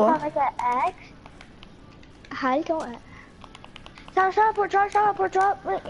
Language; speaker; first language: French; native; French